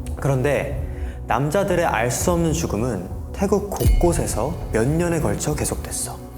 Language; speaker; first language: Korean; native; Korean